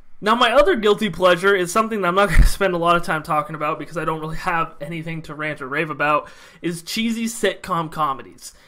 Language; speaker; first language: English; native; English